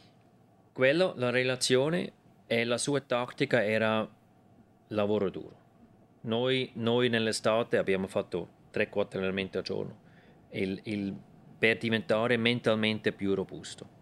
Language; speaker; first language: Italian; non-native, local second language; German